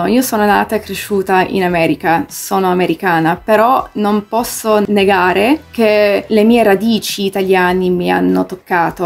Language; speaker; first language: Italian; early bilingual, heritage; English